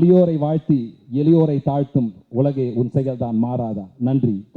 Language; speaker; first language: Tamil; native; Tamil